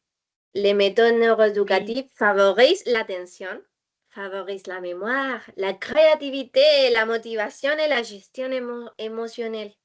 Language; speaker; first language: French; non-native, learner; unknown